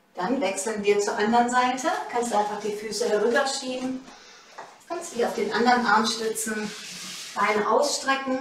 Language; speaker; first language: German; native; German